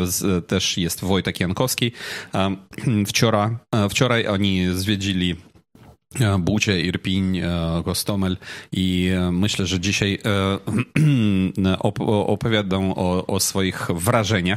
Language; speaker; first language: Polish; non-native, fluent; Ukrainian